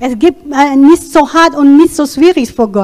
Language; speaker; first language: German; non-native, learner; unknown